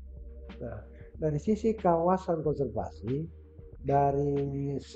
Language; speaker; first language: Indonesian; native; Indonesian